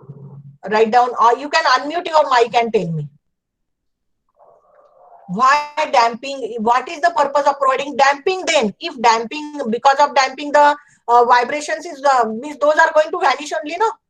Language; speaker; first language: English; non-native, local second language; Marathi